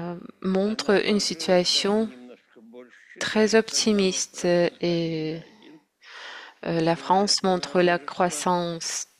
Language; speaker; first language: French; non-native, fluent; Russian